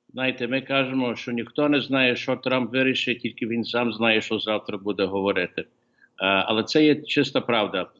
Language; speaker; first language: Ukrainian; early bilingual, heritage; Ukrainian